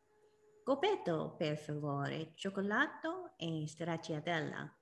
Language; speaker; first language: Italian; non-native, learner; English